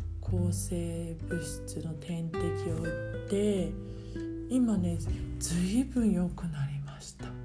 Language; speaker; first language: Japanese; native; Japanese